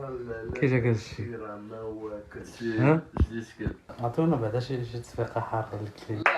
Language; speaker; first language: Arabic; native; Arabic